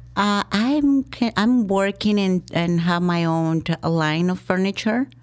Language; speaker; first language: English; non-native, fluent; Spanish